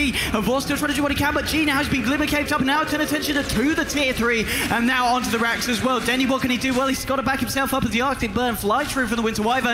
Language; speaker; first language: English; native; English